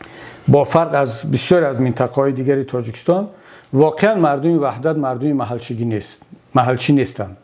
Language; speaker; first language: Persian; native; Persian